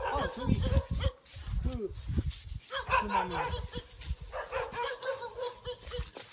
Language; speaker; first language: Korean; non-native, learner; Swedish